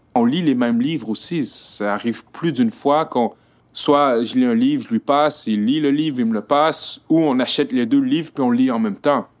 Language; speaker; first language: French; native; French